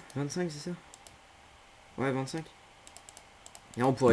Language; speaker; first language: French; native; French